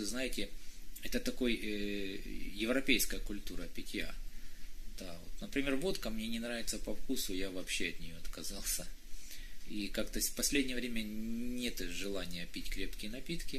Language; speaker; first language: Russian; native; Russian